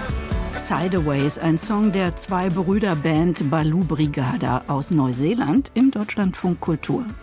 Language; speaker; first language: German; native; German